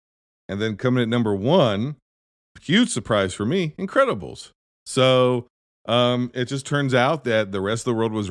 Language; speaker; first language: English; native; English